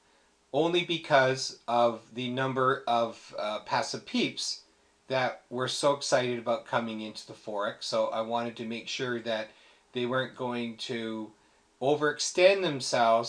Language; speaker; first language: English; native; English